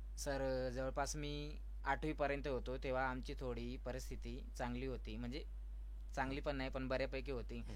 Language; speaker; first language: Marathi; non-native, local second language; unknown